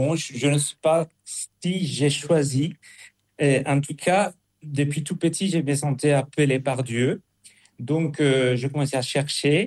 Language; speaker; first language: French; non-native, fluent; Spanish